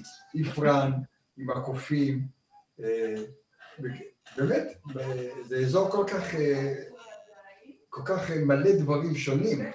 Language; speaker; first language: Hebrew; early bilingual, other home language; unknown